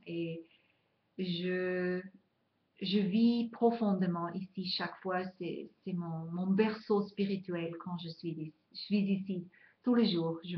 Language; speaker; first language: French; non-native, fluent; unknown